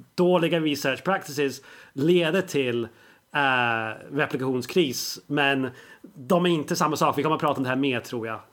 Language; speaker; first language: Swedish; non-native, fluent; English